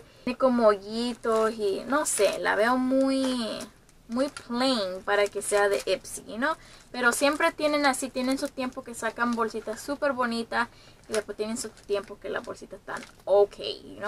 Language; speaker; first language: Spanish; early bilingual, heritage; Spanish